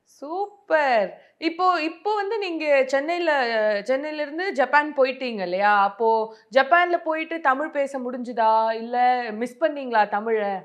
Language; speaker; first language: Tamil; native; Tamil